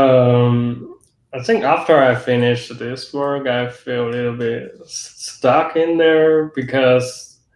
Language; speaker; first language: English; non-native, fluent; Chinese